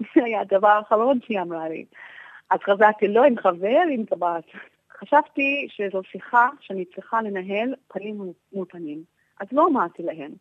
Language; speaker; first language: Hebrew; non-native, fluent; English